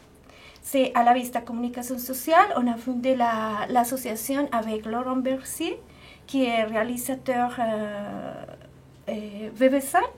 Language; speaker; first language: French; non-native, fluent; Spanish